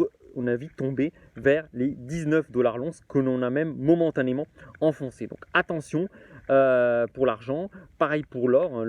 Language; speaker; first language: French; native; French